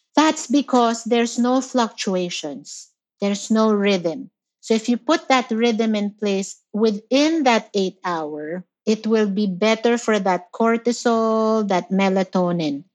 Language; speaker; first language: English; non-native, local second language; Filipino